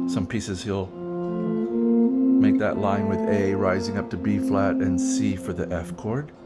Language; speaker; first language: English; native; English